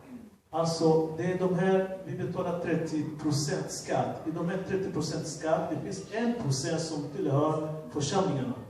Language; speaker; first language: Swedish; non-native, fluent; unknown